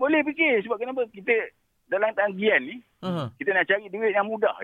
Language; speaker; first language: Malay; native; Malay